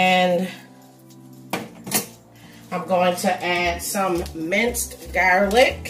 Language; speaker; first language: English; native; English